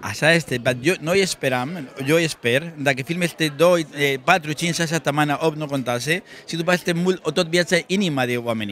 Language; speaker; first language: Romanian; non-native, learner; Spanish